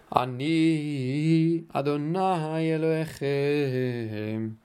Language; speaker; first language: Hebrew; non-native, learner; Dutch